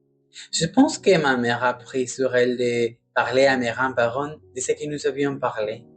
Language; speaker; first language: French; non-native, learner; Spanish